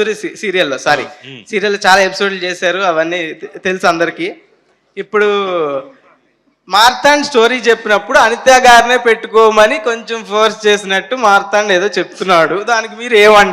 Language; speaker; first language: Telugu; native; Telugu